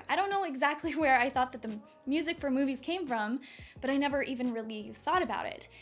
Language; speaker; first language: English; native; English